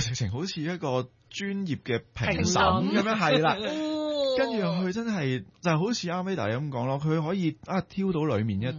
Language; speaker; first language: Cantonese; native; Cantonese